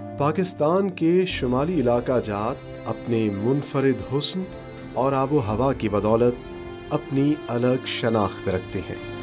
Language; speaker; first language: Urdu; native; Urdu